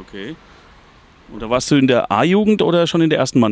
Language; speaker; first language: German; native; German